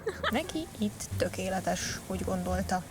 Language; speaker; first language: Hungarian; native; Hungarian